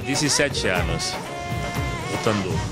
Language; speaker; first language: Portuguese; non-native, fluent; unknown